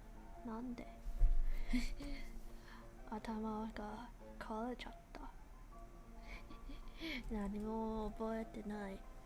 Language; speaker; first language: Japanese; non-native, learner; English